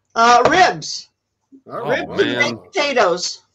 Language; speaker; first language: English; native; English